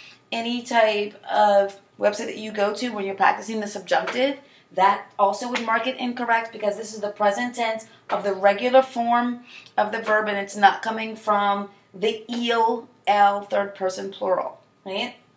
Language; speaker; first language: English; native; English